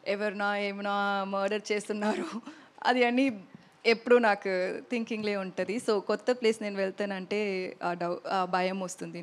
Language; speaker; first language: Telugu; non-native, learner; Tamil